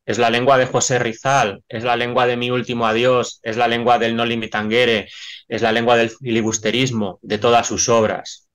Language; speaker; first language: Spanish; native; Spanish